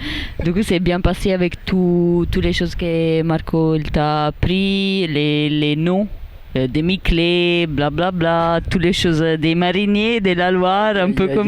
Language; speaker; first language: French; non-native, learner; Italian